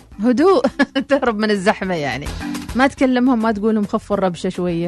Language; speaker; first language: Arabic; native; Arabic